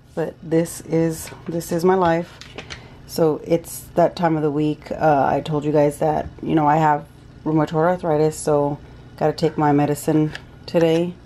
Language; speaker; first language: English; early bilingual, other home language; Spanish